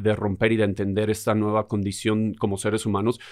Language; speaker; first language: Spanish; native; Spanish